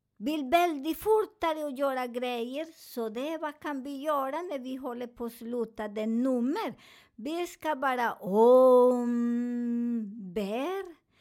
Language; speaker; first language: Swedish; non-native, learner; Spanish